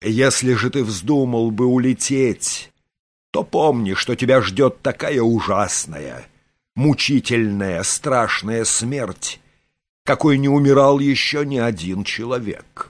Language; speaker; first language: Russian; native; Russian